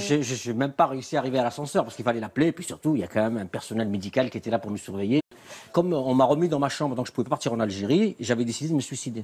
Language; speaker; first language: French; native; French